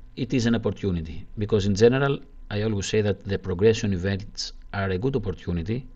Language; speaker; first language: English; non-native, learner; Greek